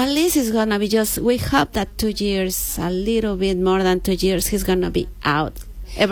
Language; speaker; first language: English; non-native, learner; Spanish